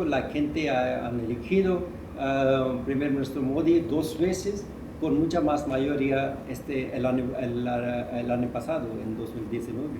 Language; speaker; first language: Spanish; non-native, fluent; Hindi